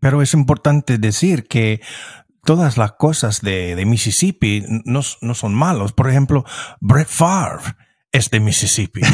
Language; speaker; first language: Spanish; non-native, fluent; English